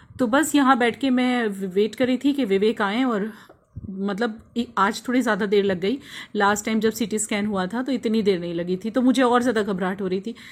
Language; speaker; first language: Hindi; native; Hindi